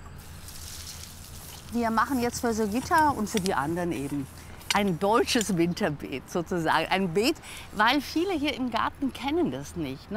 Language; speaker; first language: German; native; German